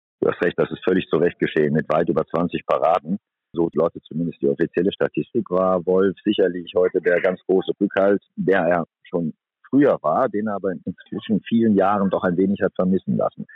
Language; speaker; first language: German; native; German